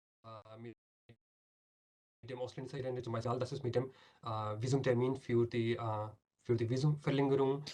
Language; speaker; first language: German; non-native, learner; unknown